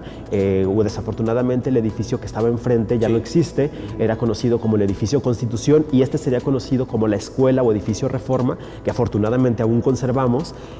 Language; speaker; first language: Spanish; native; Spanish